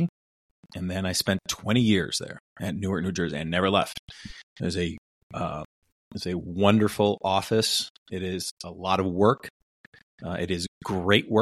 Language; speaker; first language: English; early bilingual, other home language; Spanish